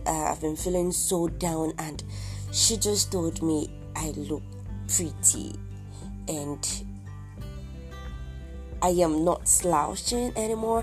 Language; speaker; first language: English; non-native, local second language; Yoruba